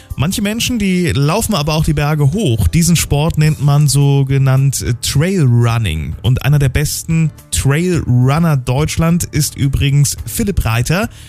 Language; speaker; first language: German; native; German